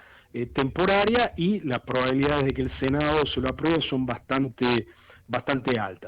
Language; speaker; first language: Spanish; native; Spanish